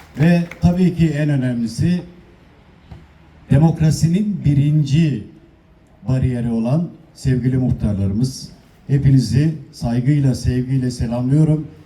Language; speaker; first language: Turkish; native; Turkish